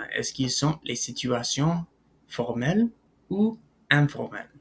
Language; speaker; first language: French; non-native, fluent; English